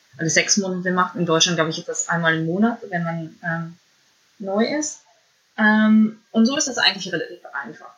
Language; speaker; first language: German; native; German